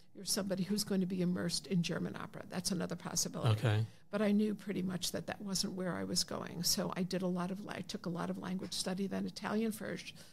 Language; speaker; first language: English; native; English